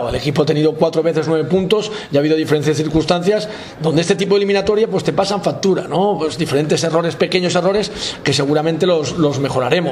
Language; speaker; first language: Spanish; native; Spanish